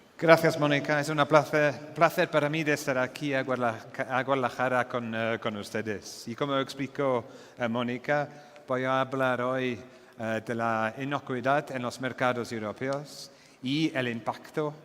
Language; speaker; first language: Spanish; non-native, fluent; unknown